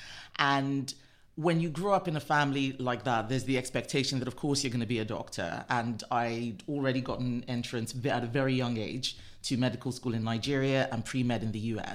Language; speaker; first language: English; non-native, local second language; Yoruba